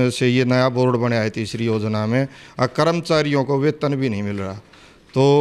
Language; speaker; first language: Hindi; native; Hindi